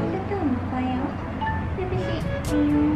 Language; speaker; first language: Chinese; native; Chinese